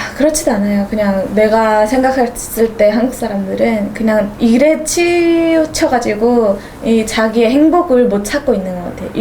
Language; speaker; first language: Korean; native; Korean